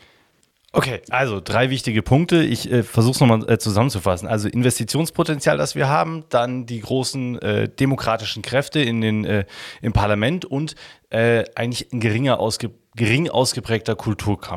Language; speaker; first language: German; native; German